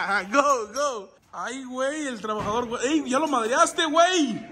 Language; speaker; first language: Spanish; early bilingual, heritage; Spanish